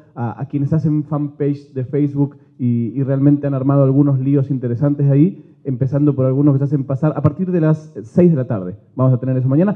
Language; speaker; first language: Spanish; native; Spanish